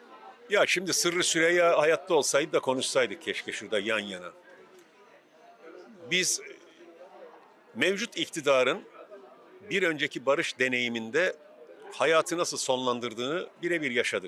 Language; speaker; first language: Turkish; native; Turkish